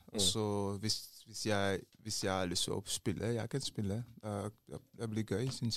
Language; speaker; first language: Norwegian; non-native, learner; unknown